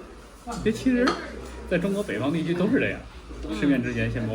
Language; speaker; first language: Chinese; native; Chinese